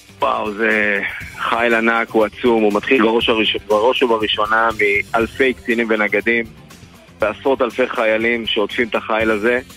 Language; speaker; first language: Hebrew; native; Hebrew